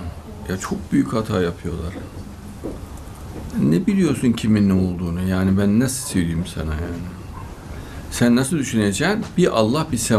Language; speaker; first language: Turkish; native; Turkish